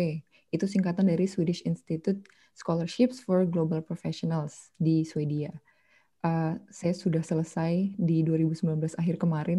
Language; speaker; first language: Indonesian; native; Indonesian